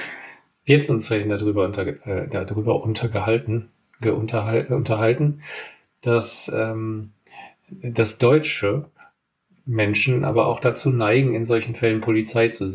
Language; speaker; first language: German; native; German